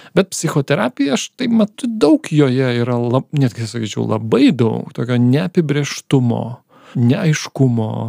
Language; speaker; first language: Lithuanian; native; Lithuanian